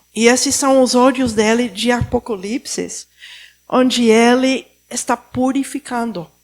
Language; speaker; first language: Portuguese; non-native, fluent; Spanish